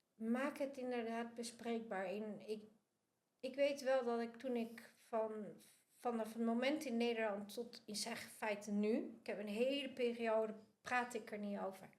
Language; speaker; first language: Dutch; early bilingual, other home language; Spanish